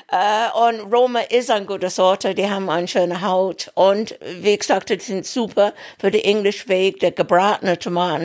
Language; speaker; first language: German; non-native, fluent; English